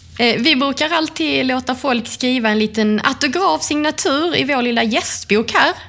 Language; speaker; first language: Swedish; native; Swedish